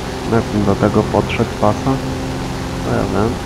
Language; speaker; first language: Polish; native; Polish